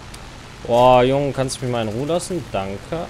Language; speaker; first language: German; native; German